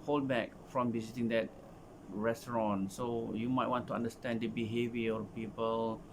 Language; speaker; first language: English; non-native, local second language; Malay